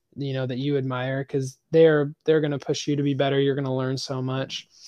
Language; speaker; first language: English; native; English